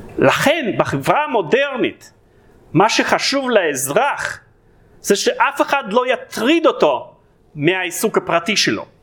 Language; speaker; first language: Hebrew; non-native, fluent; Russian